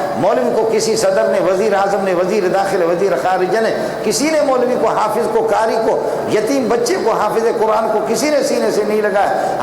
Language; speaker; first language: Urdu; non-native, local second language; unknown